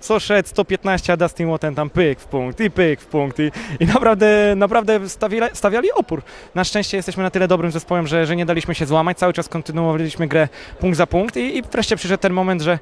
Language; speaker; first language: Polish; native; Polish